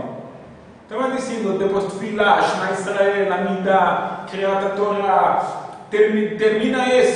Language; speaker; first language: Spanish; non-native, fluent; Portuguese